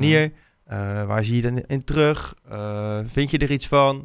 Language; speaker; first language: Dutch; native; Dutch